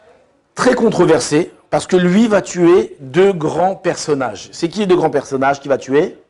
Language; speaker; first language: French; native; French